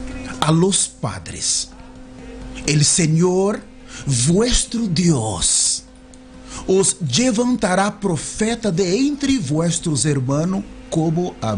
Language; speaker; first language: Spanish; non-native, learner; Portuguese